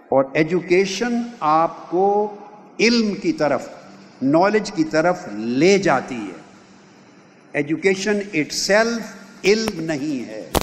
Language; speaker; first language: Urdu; non-native, local second language; Punjabi